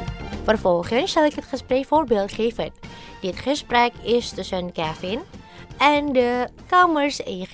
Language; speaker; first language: Dutch; non-native, fluent; Indonesian